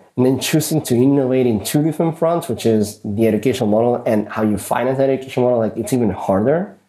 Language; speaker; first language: English; early bilingual, other home language; Spanish